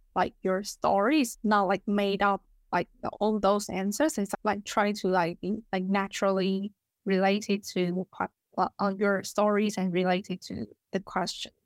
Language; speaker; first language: English; non-native, fluent; Chinese